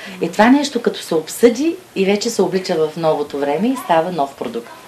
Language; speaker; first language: Bulgarian; native; Bulgarian